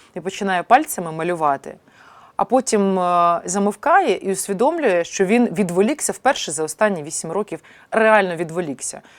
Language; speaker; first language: Ukrainian; native; Ukrainian